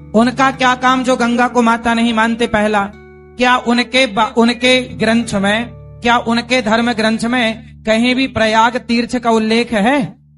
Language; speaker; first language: Hindi; native; Hindi